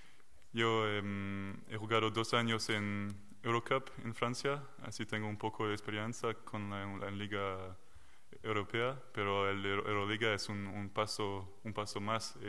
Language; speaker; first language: Spanish; non-native, learner; French